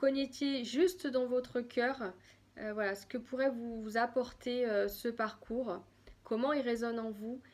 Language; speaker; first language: French; native; French